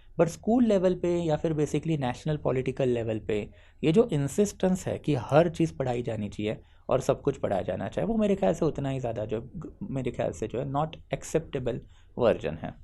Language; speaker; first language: Hindi; non-native, local second language; Marathi